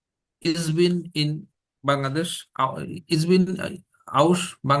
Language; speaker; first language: German; non-native, learner; Bangla